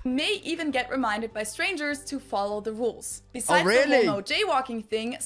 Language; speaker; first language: English; non-native, fluent; German